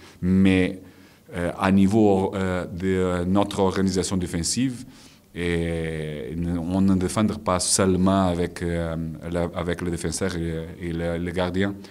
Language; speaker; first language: French; non-native, fluent; Portuguese